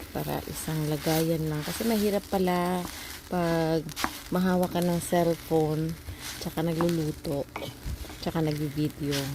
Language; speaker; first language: Filipino; non-native, local second language; Hiligaynon